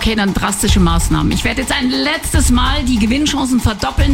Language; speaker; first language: German; native; German